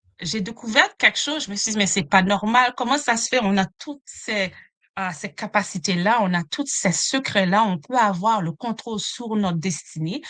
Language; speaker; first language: French; non-native, local second language; Haitian Creole